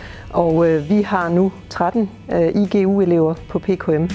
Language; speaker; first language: Danish; native; Danish